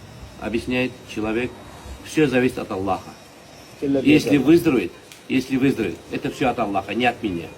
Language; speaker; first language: Russian; non-native, learner; Uzbek